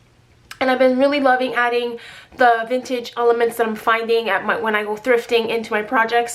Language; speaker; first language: English; native; English